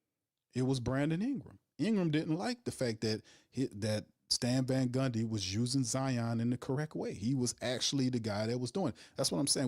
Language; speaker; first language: English; native; English